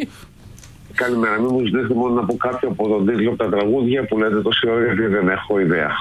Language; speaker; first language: Greek; native; Greek